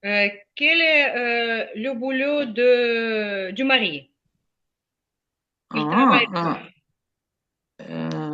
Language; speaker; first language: French; non-native, fluent; Ukrainian